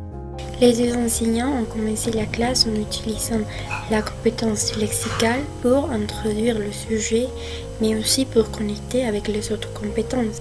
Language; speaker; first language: French; non-native, fluent; Spanish